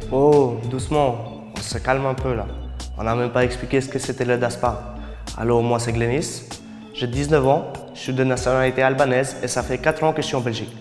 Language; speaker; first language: French; non-native, fluent; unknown